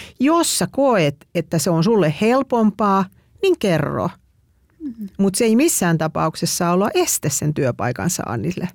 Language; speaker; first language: Finnish; native; Finnish